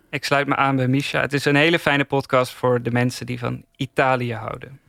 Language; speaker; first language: Dutch; native; Dutch